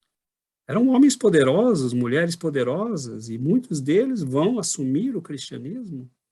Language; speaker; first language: Portuguese; native; Portuguese